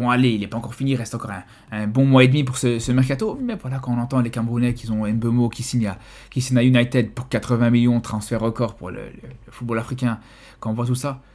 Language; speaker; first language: French; native; French